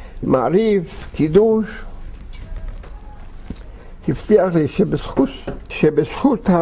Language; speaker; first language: Hebrew; non-native, fluent; Yiddish